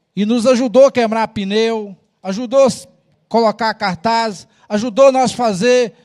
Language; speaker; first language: Portuguese; native; Portuguese